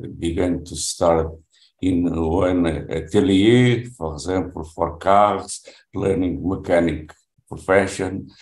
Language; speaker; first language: English; non-native, learner; Portuguese